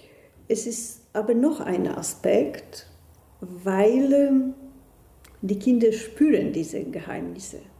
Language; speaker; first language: German; non-native, fluent; Polish